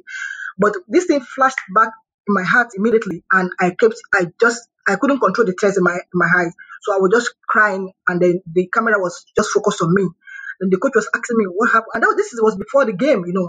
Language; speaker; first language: English; non-native, local second language; Yoruba